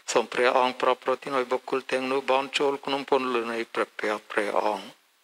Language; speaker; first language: Khmer; native; Khmer